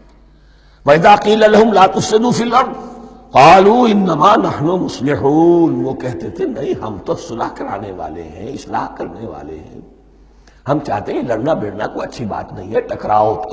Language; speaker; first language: Urdu; native; Urdu